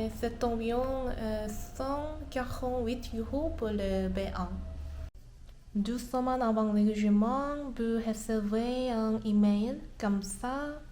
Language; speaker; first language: French; non-native, learner; Korean